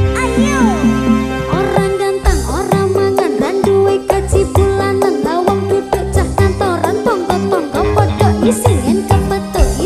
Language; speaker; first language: Indonesian; native; Indonesian